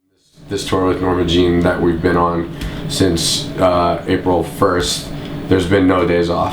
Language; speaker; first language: English; native; English